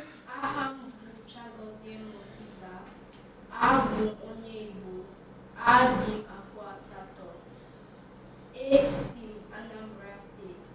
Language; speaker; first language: Igbo; early bilingual, heritage; Igbo